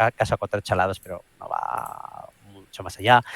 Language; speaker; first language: Spanish; native; Spanish